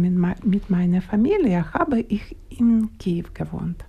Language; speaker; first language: German; non-native, learner; Ukrainian